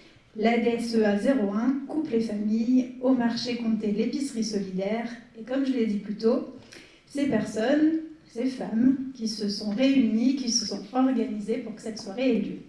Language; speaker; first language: French; native; French